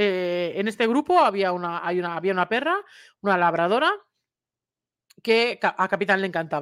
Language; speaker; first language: Spanish; native; Spanish